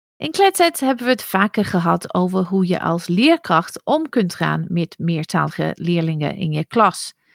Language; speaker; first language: Dutch; non-native, fluent; English